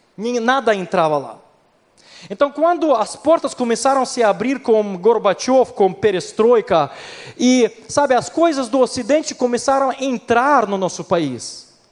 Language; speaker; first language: Portuguese; non-native, fluent; Ukrainian